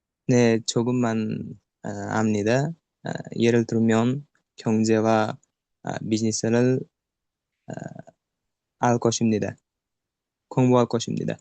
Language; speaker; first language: Korean; non-native, learner; Uzbek